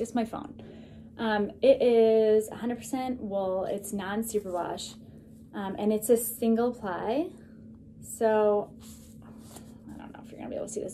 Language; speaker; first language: English; native; English